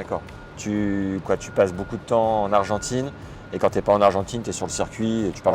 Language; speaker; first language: French; native; French